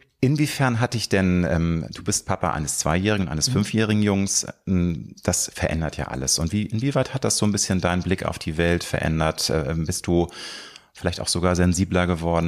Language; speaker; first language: German; native; German